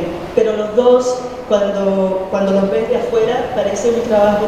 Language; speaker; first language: Spanish; early bilingual, heritage; Spanish